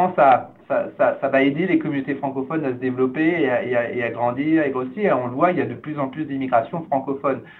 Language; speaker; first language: French; native; French